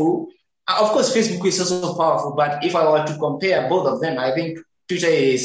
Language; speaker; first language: English; non-native, local second language; Kikuyu